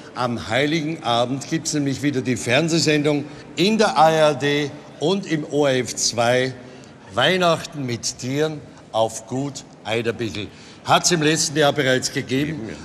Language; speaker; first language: German; native; German